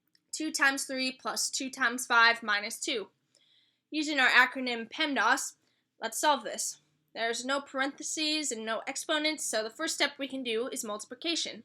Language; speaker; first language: English; native; English